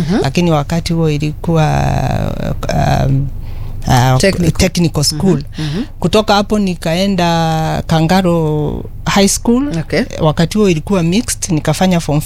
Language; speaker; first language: Swahili; non-native, local second language; Kikuyu